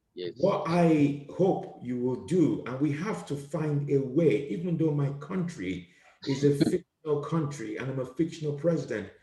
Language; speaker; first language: English; non-native, fluent; Italian